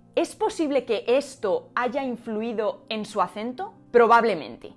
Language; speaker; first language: Spanish; native; Spanish